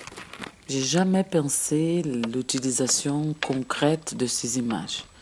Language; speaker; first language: French; non-native, fluent; Portuguese